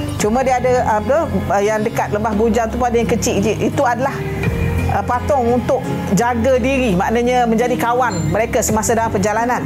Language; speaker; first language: Malay; native; Malay